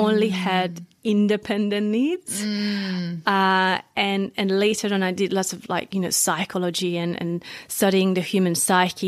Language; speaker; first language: English; non-native, fluent; Hungarian